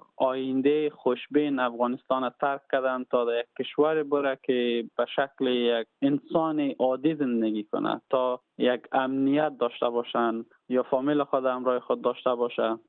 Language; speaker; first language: Persian; native; Persian